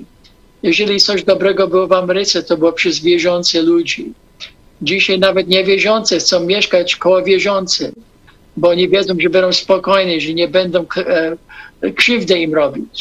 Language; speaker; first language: Polish; non-native, fluent; English